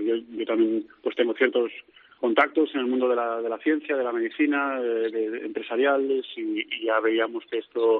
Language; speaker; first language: Spanish; native; Spanish